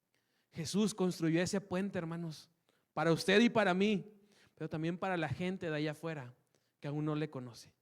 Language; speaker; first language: Spanish; native; Spanish